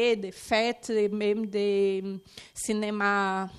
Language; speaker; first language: French; non-native, fluent; Portuguese